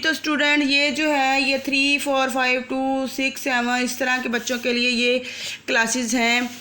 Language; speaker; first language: Urdu; native; Urdu